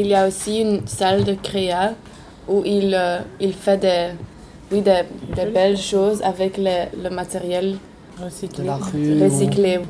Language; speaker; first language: French; non-native, local second language; Dutch